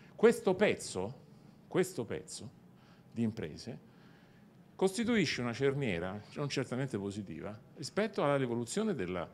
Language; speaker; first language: Italian; native; Italian